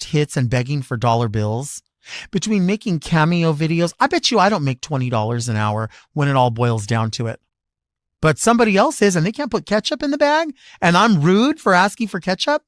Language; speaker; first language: English; native; English